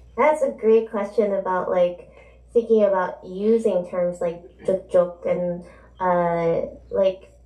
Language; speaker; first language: English; native; English